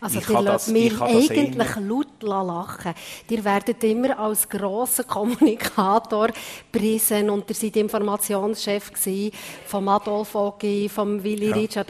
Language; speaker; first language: German; native; German